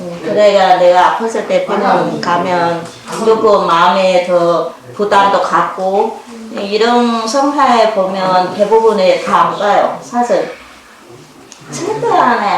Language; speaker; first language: Korean; non-native, learner; Vietnamese